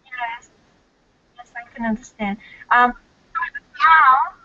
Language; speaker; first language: English; non-native, learner; Korean